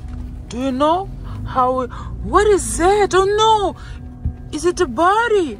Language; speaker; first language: English; non-native, learner; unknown